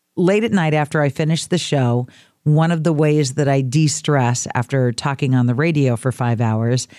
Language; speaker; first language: English; native; English